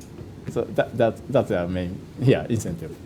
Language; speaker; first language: English; non-native, fluent; Japanese